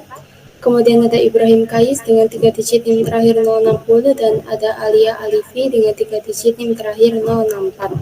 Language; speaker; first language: Indonesian; native; Indonesian